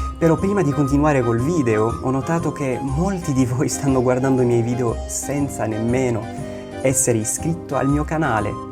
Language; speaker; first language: Italian; non-native, fluent; Arabic